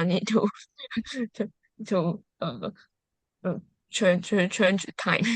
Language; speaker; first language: English; non-native, learner; Chinese